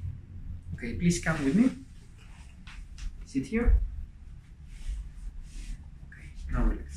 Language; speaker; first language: English; non-native, fluent; Italian